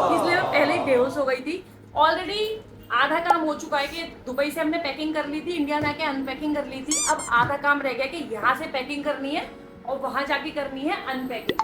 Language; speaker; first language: Hindi; native; Hindi